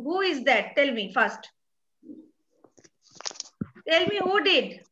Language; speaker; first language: English; non-native, learner; Bangla